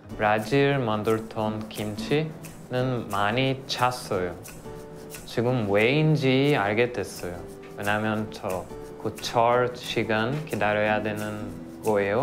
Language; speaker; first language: Korean; non-native, learner; Portuguese